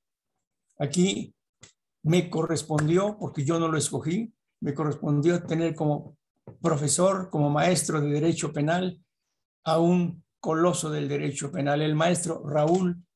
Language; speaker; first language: Spanish; native; Spanish